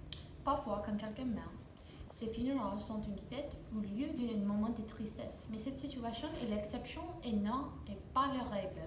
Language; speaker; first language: French; non-native, learner; English